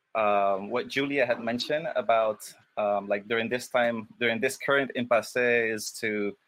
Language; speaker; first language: English; non-native, fluent; Spanish